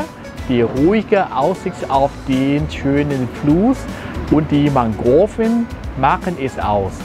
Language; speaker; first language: German; non-native, fluent; Thai